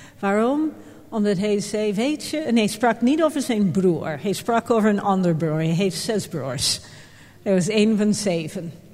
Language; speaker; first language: Dutch; non-native, fluent; English